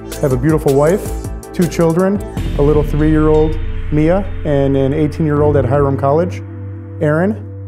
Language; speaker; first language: English; native; English